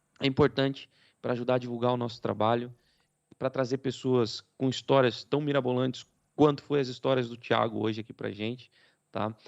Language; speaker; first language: Portuguese; native; Portuguese